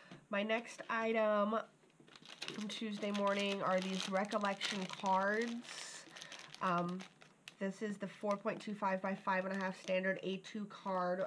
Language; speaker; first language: English; native; English